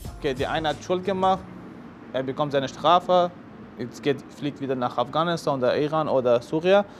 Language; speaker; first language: German; non-native, learner; Persian